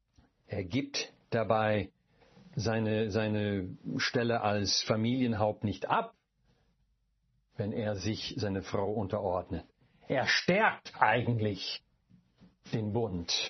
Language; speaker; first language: German; non-native, fluent; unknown